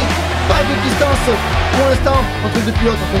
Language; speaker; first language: French; native; French